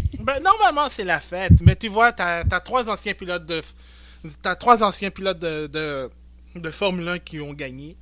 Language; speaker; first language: French; native; French